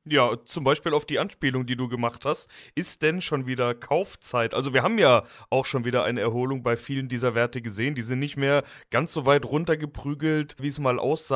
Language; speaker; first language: German; native; German